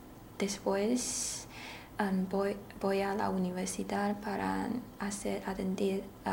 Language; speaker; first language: Spanish; non-native, learner; Chinese